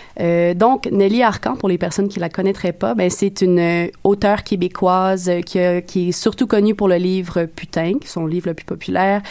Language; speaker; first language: French; native; French